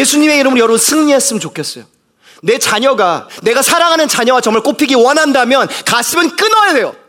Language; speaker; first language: Korean; native; Korean